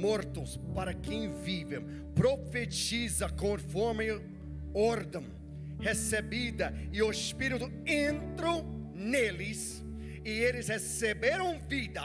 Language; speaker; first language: Portuguese; non-native, learner; English